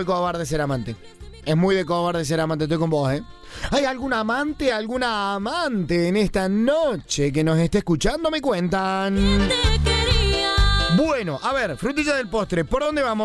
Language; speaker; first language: Spanish; native; Spanish